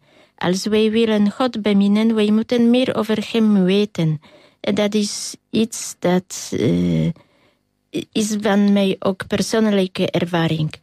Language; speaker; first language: Dutch; non-native, fluent; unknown